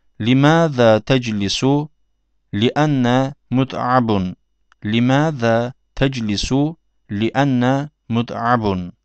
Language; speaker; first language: Arabic; non-native, fluent; Turkish